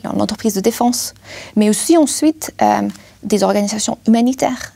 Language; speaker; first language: French; non-native, fluent; German